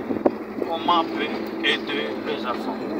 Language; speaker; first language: French; non-native, local second language; Malagasy